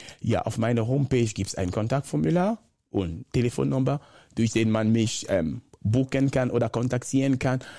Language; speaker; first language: German; non-native, fluent; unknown